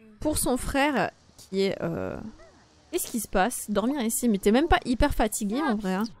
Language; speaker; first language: French; native; French